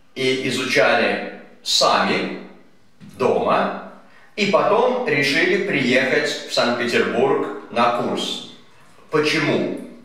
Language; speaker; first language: Russian; native; Russian